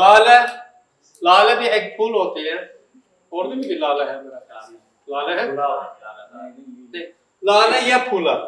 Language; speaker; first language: Hindi; non-native, local second language; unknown